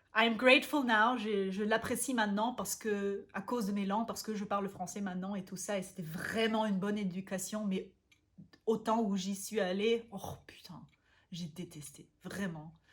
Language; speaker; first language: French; non-native, fluent; German